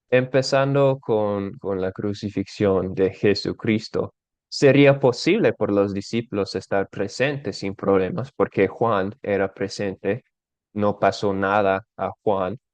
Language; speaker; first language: Spanish; non-native, fluent; English